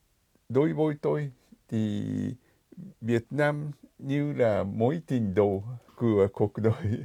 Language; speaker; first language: Vietnamese; non-native, fluent; Japanese